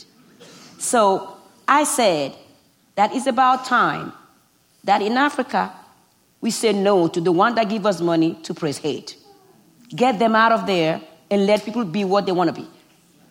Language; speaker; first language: English; non-native, fluent; Fon